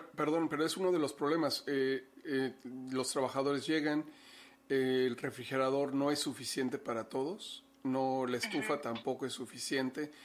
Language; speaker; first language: Spanish; native; Spanish